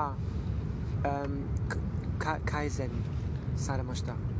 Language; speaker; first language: Japanese; non-native, learner; German